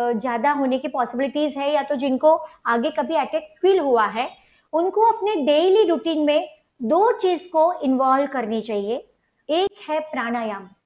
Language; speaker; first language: Hindi; non-native, local second language; Gujarati